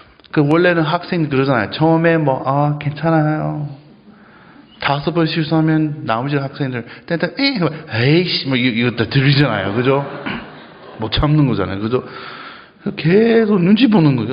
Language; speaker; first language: Korean; non-native, fluent; Japanese